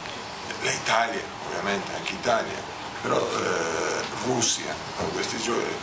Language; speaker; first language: Italian; non-native, fluent; Spanish